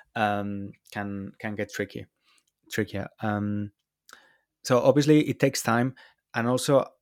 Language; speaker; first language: English; non-native, fluent; Spanish